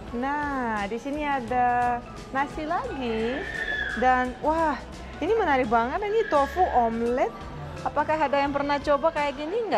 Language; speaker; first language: Indonesian; non-native, fluent; Russian